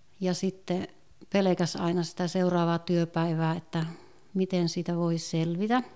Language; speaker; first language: Finnish; native; Finnish